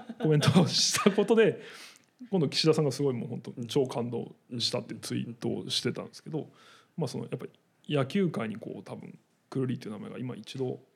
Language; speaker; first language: Japanese; native; Japanese